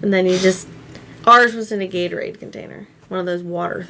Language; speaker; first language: English; native; English